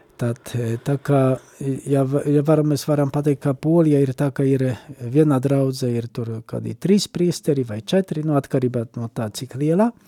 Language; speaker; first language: Latvian; non-native, fluent; Polish